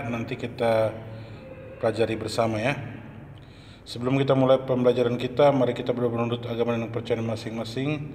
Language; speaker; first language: Indonesian; native; Indonesian